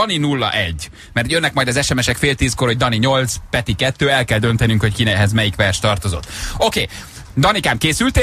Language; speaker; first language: Hungarian; native; Hungarian